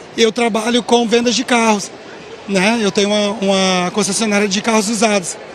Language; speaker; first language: Portuguese; native; Portuguese